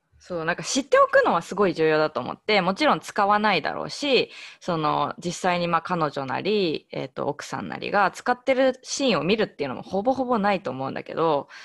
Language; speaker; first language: Japanese; native; Japanese